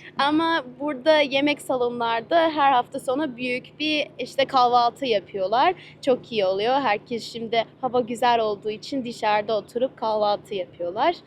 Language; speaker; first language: Turkish; early bilingual, heritage; Turkish